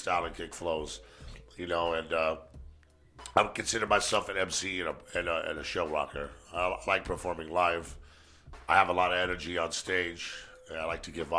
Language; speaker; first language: English; native; English